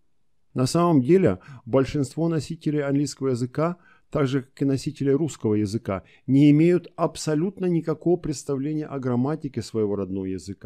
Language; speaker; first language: Russian; native; Russian